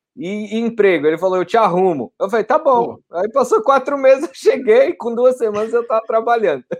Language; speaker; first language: Portuguese; native; Portuguese